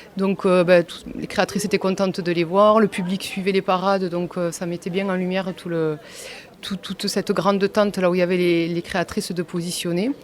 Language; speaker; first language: French; native; French